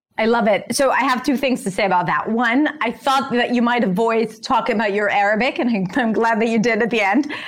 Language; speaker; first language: English; non-native, fluent; Hebrew